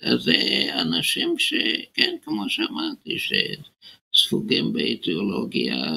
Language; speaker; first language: Hebrew; non-native, fluent; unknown